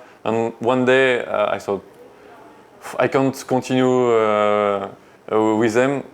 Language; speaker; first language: English; non-native, learner; French